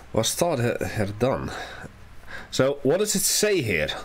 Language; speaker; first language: Swedish; non-native, learner; English